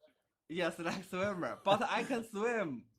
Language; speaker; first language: English; non-native, learner; Chinese